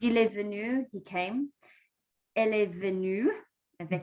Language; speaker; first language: French; non-native, learner; English